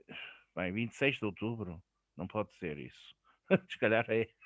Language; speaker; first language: Portuguese; non-native, fluent; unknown